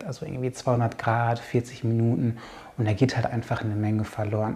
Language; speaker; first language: German; native; German